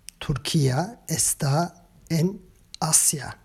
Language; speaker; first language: Spanish; non-native, learner; Turkish